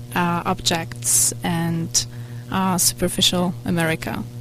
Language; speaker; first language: English; non-native, fluent; Polish